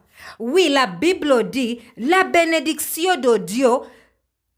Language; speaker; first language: French; non-native, learner; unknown